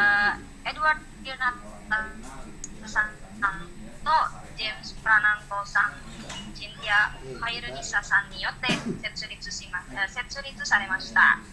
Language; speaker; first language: Japanese; non-native, learner; Indonesian